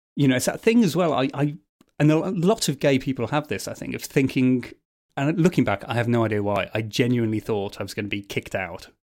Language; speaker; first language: English; native; English